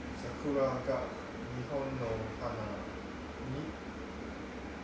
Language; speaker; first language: Japanese; non-native, learner; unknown